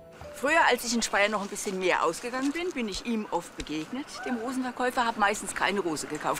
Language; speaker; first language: German; native; German